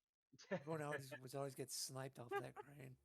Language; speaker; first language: English; native; English